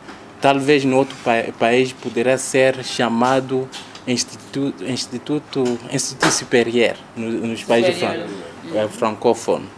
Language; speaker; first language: Portuguese; non-native, learner; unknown